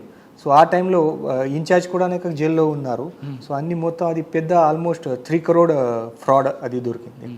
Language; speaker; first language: Telugu; non-native, fluent; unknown